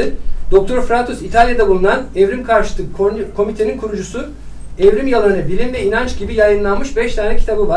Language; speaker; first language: Turkish; native; Turkish